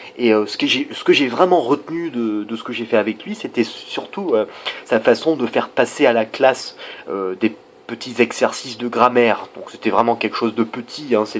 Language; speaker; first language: French; non-native, fluent; English